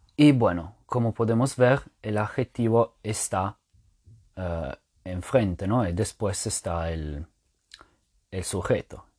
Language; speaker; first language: Spanish; non-native, fluent; French